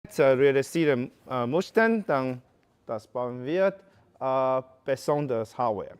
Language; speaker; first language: German; non-native, learner; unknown